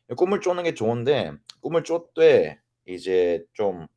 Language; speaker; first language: Korean; early bilingual, other home language; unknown